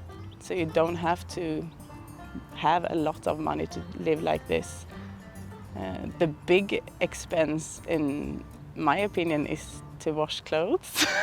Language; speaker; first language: English; non-native, fluent; Swedish